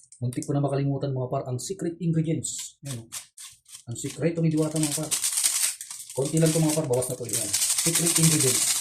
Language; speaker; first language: Filipino; native; Filipino